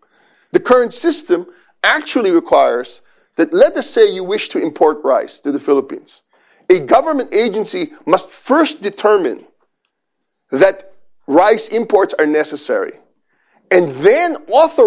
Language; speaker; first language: English; non-native, local second language; Filipino